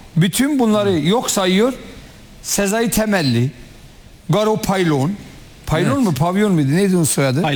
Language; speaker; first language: Turkish; non-native, local second language; Kurdish